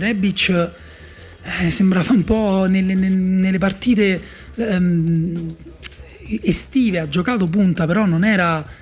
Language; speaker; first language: Italian; native; Italian